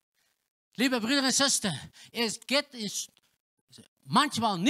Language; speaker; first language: German; non-native, learner; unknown